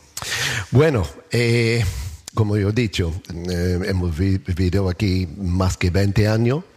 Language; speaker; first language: Spanish; non-native, learner; English